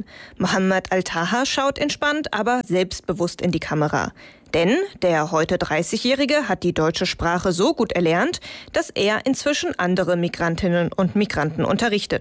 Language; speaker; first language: German; native; German